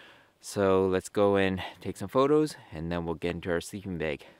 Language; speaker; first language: English; native; English